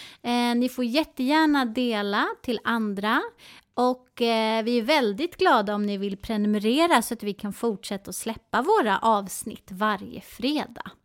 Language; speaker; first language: Swedish; native; Swedish